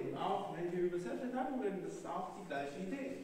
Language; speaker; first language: German; non-native, fluent; Hebrew